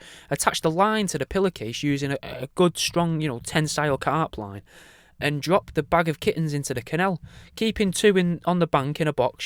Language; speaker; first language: English; native; English